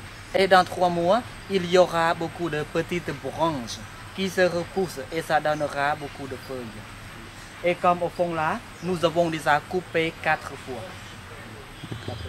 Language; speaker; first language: French; non-native, fluent; Khmer